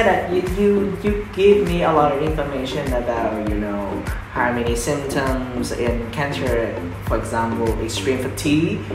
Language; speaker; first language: English; non-native, fluent; Vietnamese